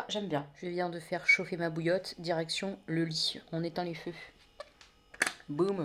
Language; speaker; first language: French; native; French